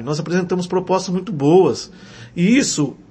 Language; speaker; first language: Portuguese; native; Portuguese